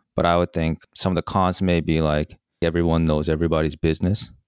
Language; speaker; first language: English; early bilingual, other home language; Korean